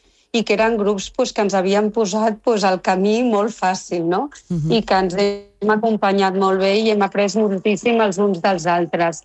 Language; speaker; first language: Catalan; non-native, local second language; Spanish